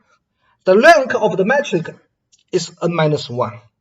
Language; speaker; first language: English; non-native, fluent; Chinese